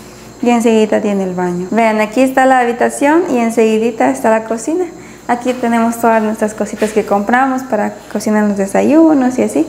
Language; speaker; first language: Spanish; native; Spanish